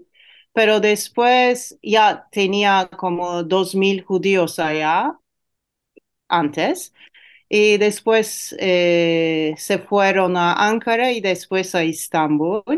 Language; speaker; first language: Spanish; non-native, fluent; Turkish